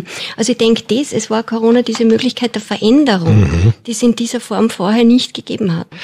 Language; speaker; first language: German; native; German